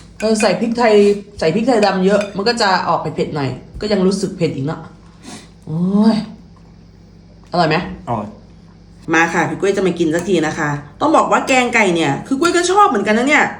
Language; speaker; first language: Thai; native; Thai